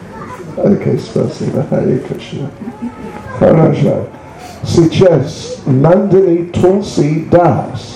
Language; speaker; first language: Russian; non-native, learner; English